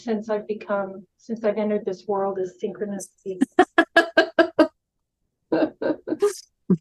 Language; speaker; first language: English; native; English